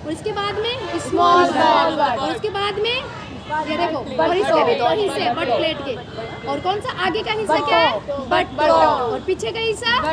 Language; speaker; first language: Hindi; native; Hindi